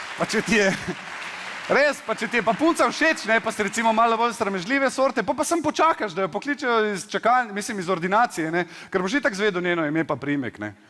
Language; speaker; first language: Slovenian; native; Slovenian